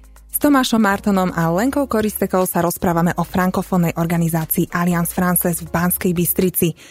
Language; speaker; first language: Slovak; native; Slovak